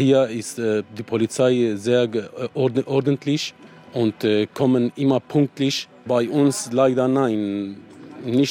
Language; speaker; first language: German; non-native, learner; Arabic